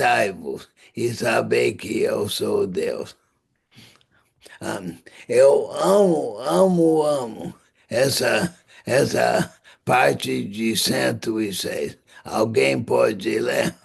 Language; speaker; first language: Portuguese; non-native, fluent; English